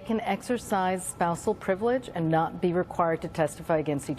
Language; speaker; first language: English; native; English